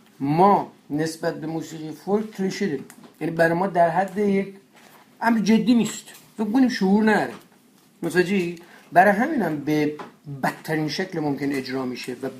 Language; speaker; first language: Persian; non-native, local second language; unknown